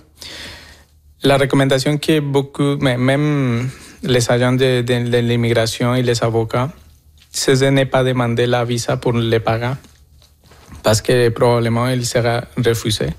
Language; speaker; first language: French; non-native, fluent; Spanish